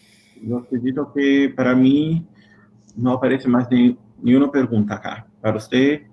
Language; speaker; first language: Spanish; non-native, learner; Portuguese